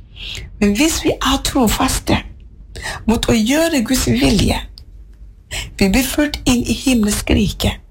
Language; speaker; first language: Norwegian; non-native, fluent; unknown